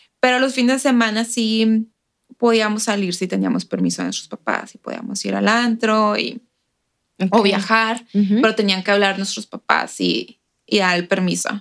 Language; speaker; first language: Spanish; native; Spanish